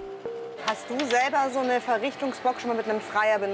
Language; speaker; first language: German; native; German